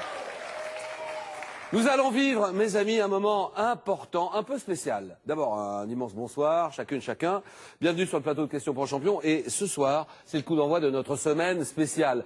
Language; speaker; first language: French; native; French